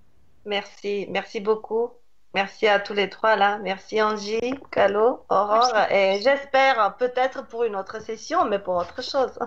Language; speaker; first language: French; non-native, fluent; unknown